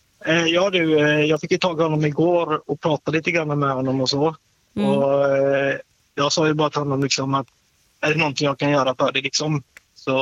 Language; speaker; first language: Swedish; native; Swedish